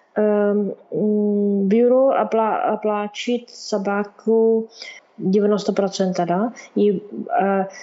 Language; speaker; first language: Russian; non-native, learner; Czech